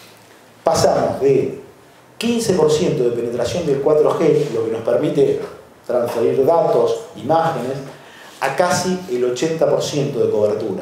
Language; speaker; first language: Spanish; native; Spanish